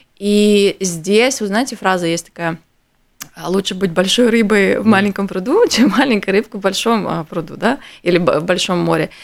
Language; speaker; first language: Russian; native; Russian